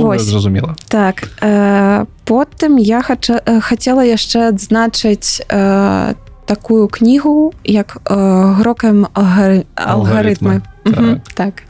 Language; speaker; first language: Belarusian; non-native, local second language; Russian